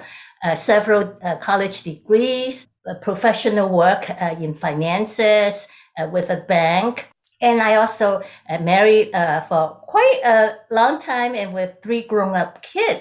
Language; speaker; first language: English; non-native, local second language; Cantonese